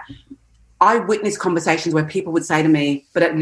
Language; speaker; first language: English; native; English